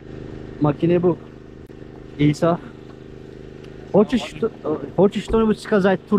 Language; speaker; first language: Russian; non-native, learner; Turkish